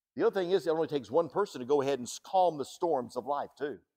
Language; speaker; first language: English; native; English